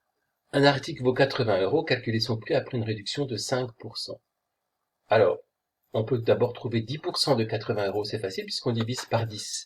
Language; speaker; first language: French; native; French